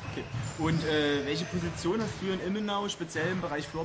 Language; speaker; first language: German; native; German